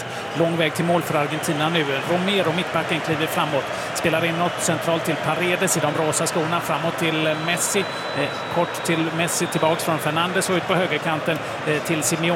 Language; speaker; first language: Swedish; native; Swedish